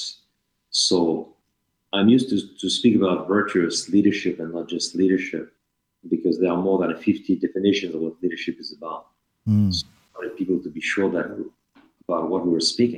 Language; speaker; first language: English; non-native, fluent; French